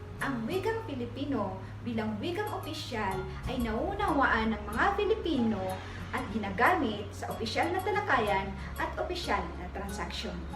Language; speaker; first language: Filipino; non-native, local second language; Maranao